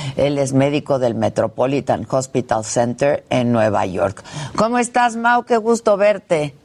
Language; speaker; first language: Spanish; native; Spanish